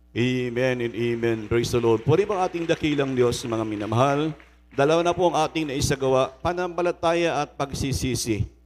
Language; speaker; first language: Filipino; native; Filipino